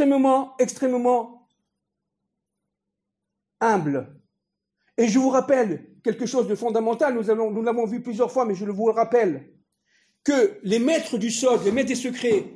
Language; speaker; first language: French; native; French